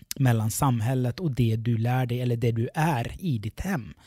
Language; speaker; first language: Swedish; early bilingual, other home language; Arabic